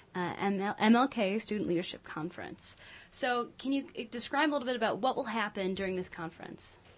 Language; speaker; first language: English; native; English